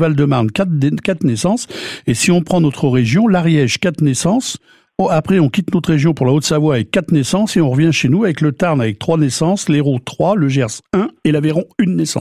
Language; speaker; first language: French; native; French